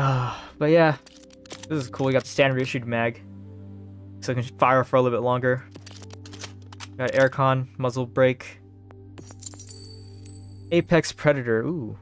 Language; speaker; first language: English; native; English